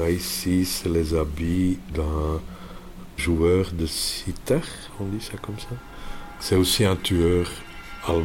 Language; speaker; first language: French; non-native, local second language; Dutch